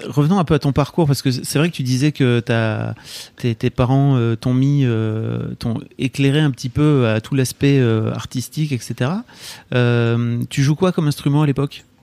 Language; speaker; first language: French; native; French